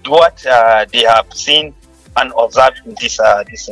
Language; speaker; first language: English; non-native, local second language; Hausa